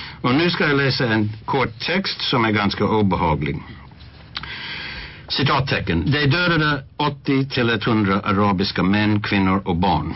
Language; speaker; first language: Swedish; non-native, fluent; English